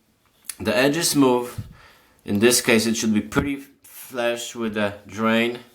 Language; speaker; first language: English; non-native, fluent; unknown